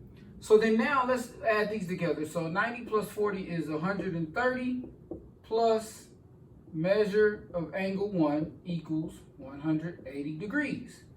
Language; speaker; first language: English; native; English